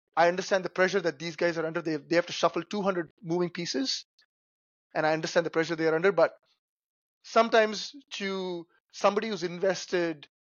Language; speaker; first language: English; non-native, local second language; Tamil